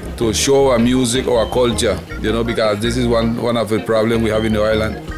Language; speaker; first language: English; non-native, fluent; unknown